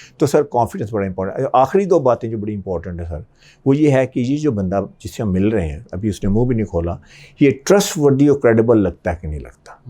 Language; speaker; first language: Urdu; native; Urdu